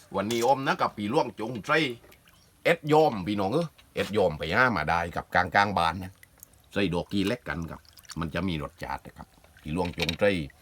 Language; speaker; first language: Thai; native; Thai